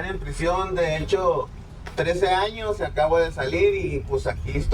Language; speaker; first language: Spanish; native; Spanish